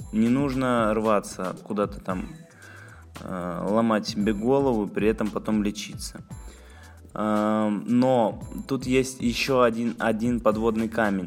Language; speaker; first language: Russian; native; Russian